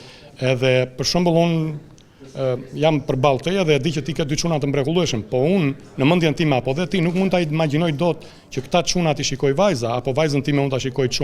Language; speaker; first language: Albanian; native; Albanian